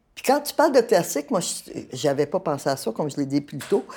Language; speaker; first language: French; native; French